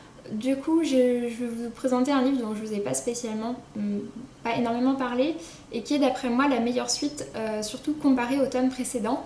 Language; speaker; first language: French; native; French